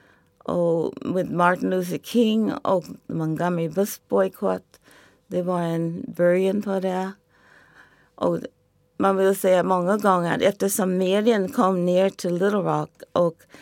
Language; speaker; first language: Swedish; non-native, fluent; English